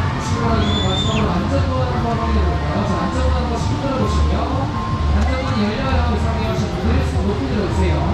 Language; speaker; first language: Korean; native; Korean